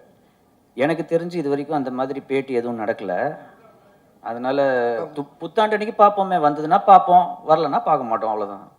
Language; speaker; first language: Tamil; native; Tamil